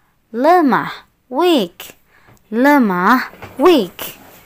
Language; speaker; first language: English; non-native, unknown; Indonesian